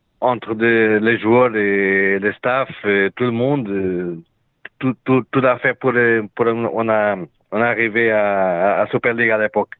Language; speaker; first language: French; non-native, learner; Portuguese